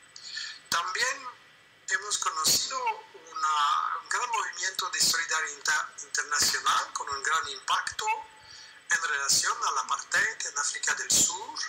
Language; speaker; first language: Spanish; non-native, fluent; French